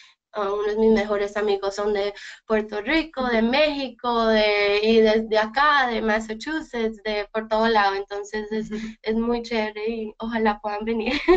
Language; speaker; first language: Spanish; early bilingual, heritage; Spanish